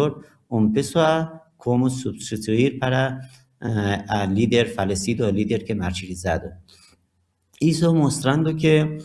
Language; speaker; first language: Portuguese; non-native, learner; Persian